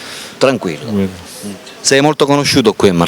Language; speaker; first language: Italian; native; Italian